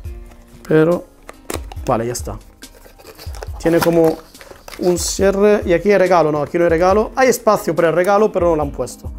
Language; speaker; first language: Spanish; non-native, fluent; Italian